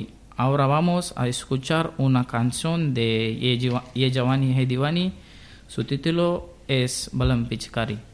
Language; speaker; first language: Spanish; non-native, learner; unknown